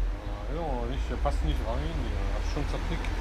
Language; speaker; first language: German; native; German